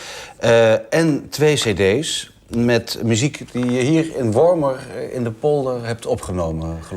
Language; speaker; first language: Dutch; native; Dutch